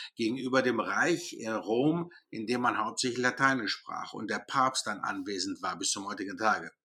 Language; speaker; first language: German; early bilingual, other home language; Greek